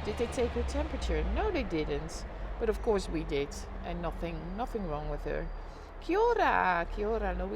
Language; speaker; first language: English; non-native, fluent; Dutch